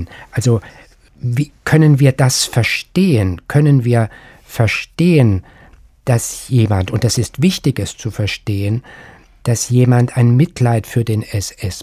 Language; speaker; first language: German; native; German